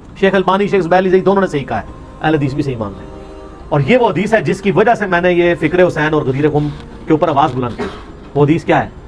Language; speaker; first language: Urdu; non-native, local second language; Punjabi